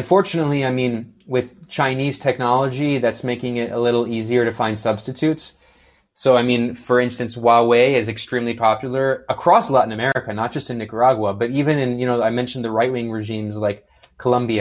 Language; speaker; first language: English; native; English